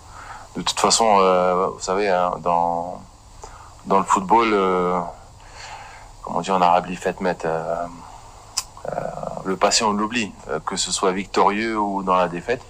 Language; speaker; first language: French; native; French